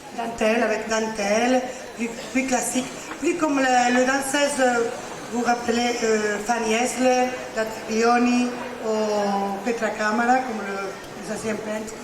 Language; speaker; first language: French; non-native, learner; Spanish